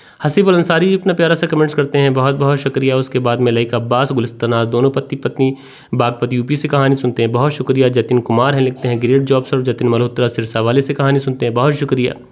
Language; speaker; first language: Hindi; native; Hindi